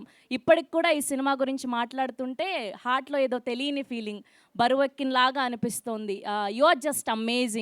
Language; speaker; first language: Telugu; native; Telugu